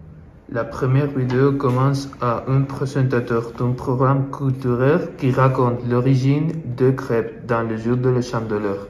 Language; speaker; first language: French; non-native, learner; Spanish